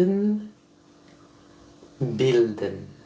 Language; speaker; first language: German; non-native, learner; French